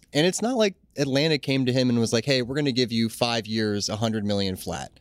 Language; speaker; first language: English; native; English